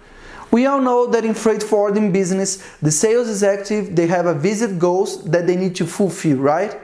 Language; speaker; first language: English; non-native, fluent; Portuguese